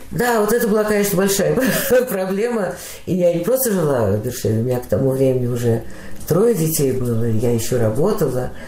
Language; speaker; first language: Russian; native; Russian